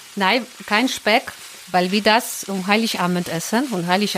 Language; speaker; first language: German; non-native, learner; Polish